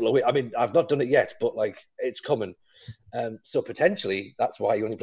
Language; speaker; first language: English; native; English